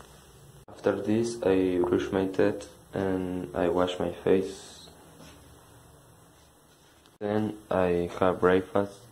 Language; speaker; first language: English; non-native, learner; Spanish